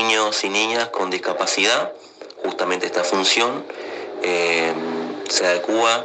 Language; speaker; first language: Spanish; native; Spanish